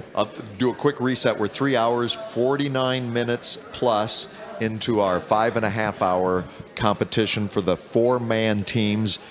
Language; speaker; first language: English; native; English